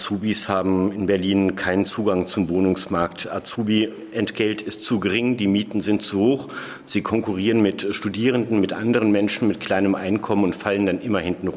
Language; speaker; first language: German; native; German